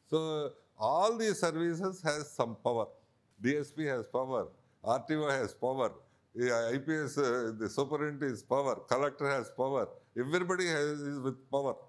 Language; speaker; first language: English; non-native, local second language; Telugu